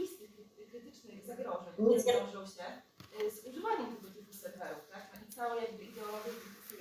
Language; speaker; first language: Polish; native; Polish